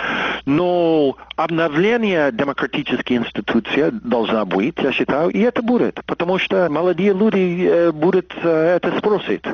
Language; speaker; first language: Russian; non-native, fluent; English